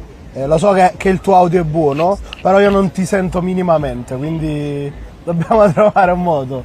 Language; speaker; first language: Italian; native; Italian